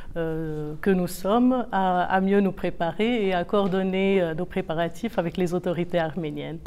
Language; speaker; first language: French; non-native, local second language; Arabic